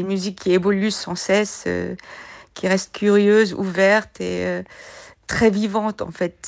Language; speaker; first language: French; non-native, fluent; Korean